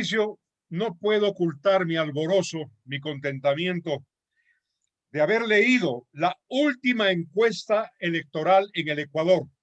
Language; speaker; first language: Spanish; native; Spanish